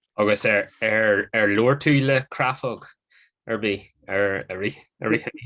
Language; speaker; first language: Irish; native; Irish